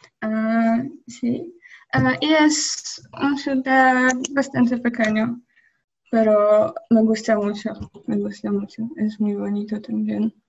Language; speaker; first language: Spanish; non-native, learner; Polish